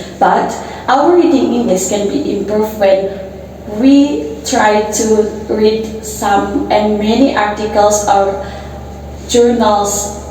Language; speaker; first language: English; non-native, learner; Indonesian